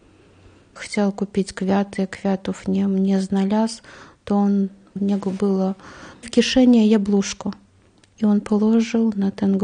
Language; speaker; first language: Polish; non-native, learner; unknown